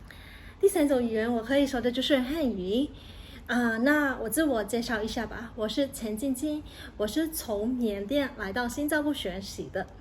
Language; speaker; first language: Chinese; non-native, fluent; Burmese